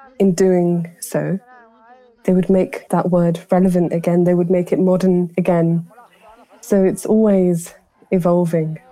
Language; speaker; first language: English; early bilingual, other home language; Pahari-Potwari